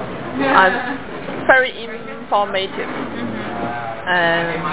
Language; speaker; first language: English; non-native, learner; Cantonese